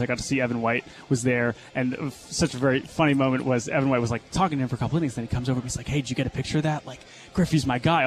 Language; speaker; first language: English; native; English